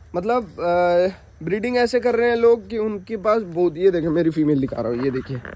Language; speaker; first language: Hindi; non-native, local second language; Odia